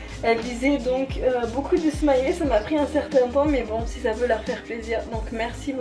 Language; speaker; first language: French; native; French